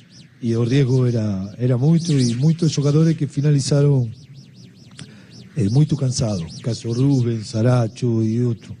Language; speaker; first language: Portuguese; non-native, learner; Spanish